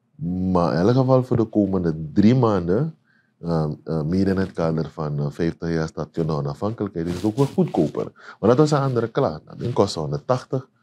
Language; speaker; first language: Dutch; native; Dutch